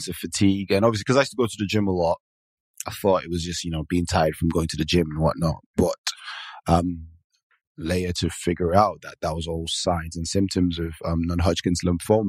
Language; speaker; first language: English; non-native, local second language; Yoruba